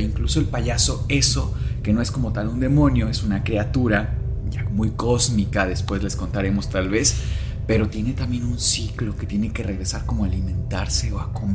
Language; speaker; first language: Spanish; native; Spanish